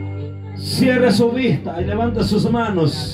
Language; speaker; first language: Spanish; native; Spanish